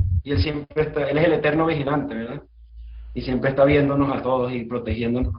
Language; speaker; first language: Spanish; native; Spanish